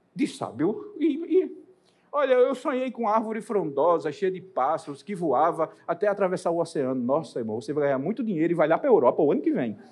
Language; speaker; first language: Portuguese; native; Portuguese